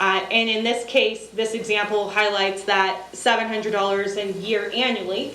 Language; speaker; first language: English; native; English